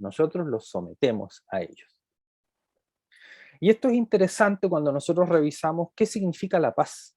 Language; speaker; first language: Spanish; native; Spanish